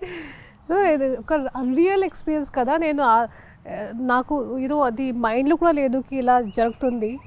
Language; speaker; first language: Telugu; non-native, local second language; Hindi